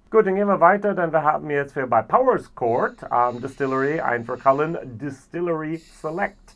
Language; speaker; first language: German; non-native, fluent; English